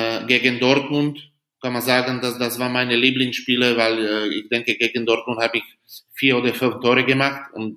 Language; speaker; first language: German; non-native, fluent; Slovak